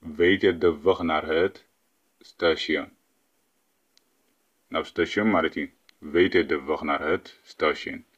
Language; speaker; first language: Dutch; non-native, fluent; Tigrinya